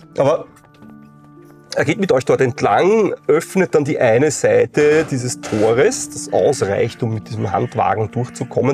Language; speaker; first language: German; native; German